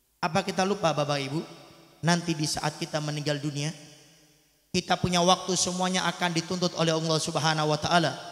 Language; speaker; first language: Indonesian; native; Indonesian